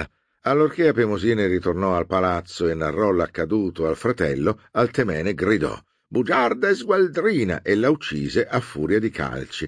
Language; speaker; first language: Italian; native; Italian